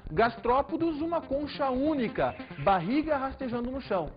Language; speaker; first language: Portuguese; native; Portuguese